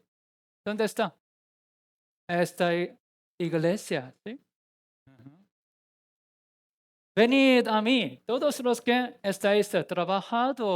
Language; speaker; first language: Spanish; non-native, learner; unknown